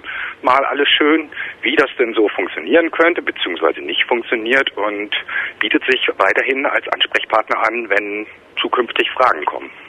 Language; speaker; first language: German; native; German